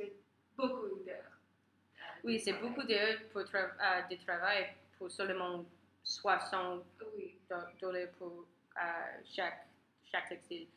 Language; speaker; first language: French; non-native, learner; English